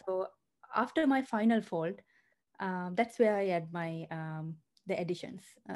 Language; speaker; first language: English; non-native, local second language; Sinhala